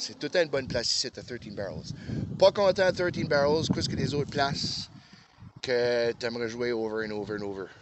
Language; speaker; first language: French; native; French